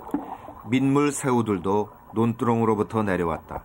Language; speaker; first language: Korean; native; Korean